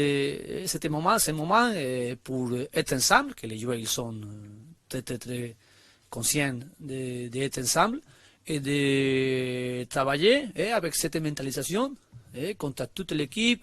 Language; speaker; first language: French; non-native, learner; Spanish